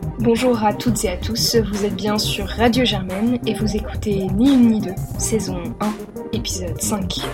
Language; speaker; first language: French; native; French